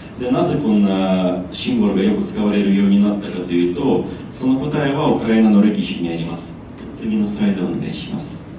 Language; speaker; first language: Japanese; non-native, fluent; Ukrainian